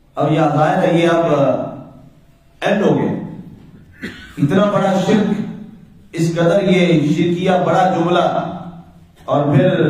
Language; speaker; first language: Urdu; native; Urdu